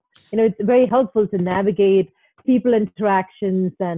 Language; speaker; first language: English; non-native, local second language; Malayalam